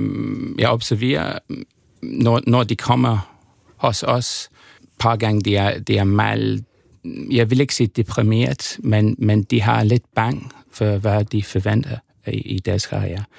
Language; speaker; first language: Danish; non-native, learner; English